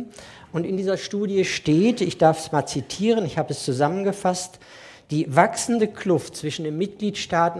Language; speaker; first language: German; native; German